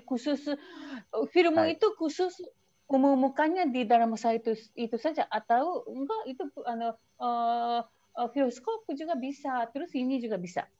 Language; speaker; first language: Indonesian; non-native, fluent; Japanese